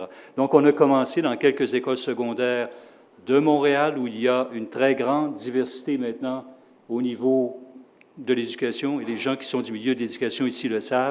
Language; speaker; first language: French; native; French